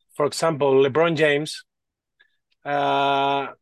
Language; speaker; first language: English; non-native, learner; Spanish